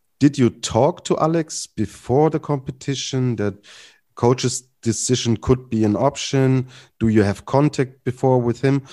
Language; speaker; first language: English; non-native, fluent; German